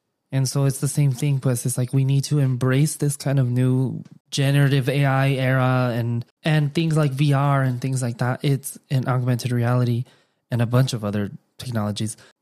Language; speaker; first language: English; early bilingual, other home language; Spanish